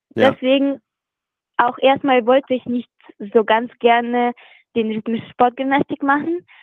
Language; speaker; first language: German; non-native, fluent; Russian